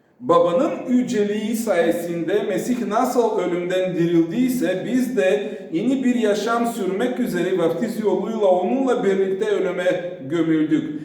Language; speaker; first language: Turkish; non-native, fluent; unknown